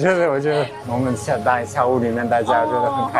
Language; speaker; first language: Chinese; non-native, fluent; English